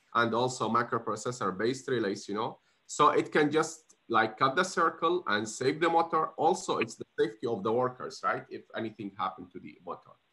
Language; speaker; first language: English; non-native, fluent; Arabic